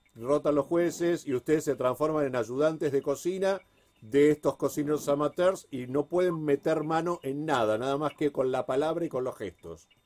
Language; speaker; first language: Spanish; native; Spanish